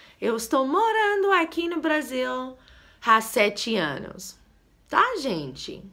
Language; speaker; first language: Portuguese; non-native, fluent; English